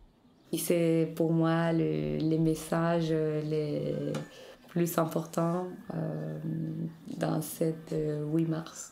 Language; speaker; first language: French; non-native, fluent; Spanish